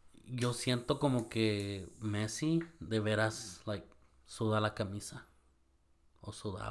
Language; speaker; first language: Spanish; early bilingual, heritage; Spanish